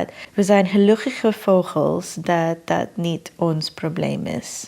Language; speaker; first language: Dutch; non-native, fluent; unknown